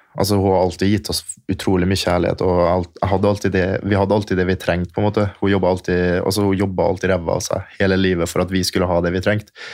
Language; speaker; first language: Norwegian; early bilingual, other home language; German